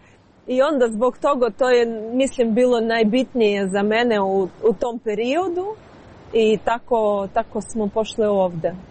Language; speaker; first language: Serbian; non-native, learner; Ukrainian